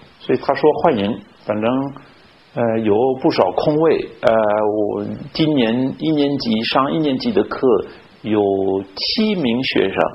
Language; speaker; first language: Chinese; non-native, fluent; French